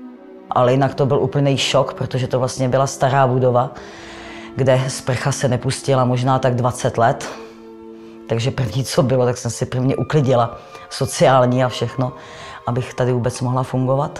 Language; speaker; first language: Czech; native; Czech